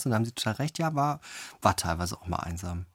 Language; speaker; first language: German; native; German